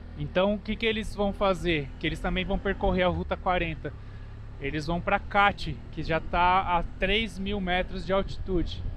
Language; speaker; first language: Portuguese; native; Portuguese